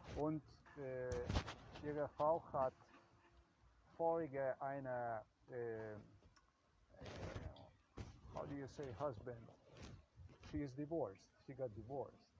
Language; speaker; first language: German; non-native, learner; Croatian